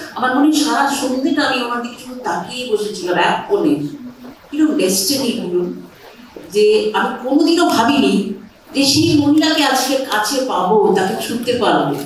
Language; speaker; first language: Bangla; early bilingual, heritage; Bangla